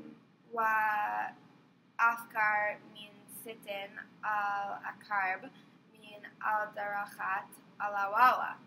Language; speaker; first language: Arabic; non-native, learner; English